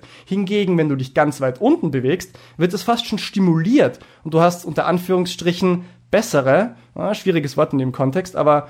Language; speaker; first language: German; native; German